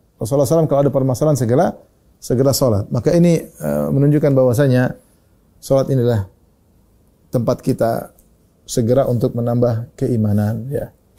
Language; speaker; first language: Malay; native; Malay